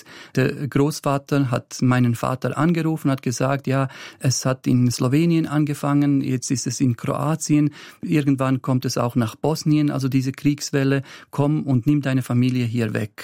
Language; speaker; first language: German; early bilingual, other home language; Bosnian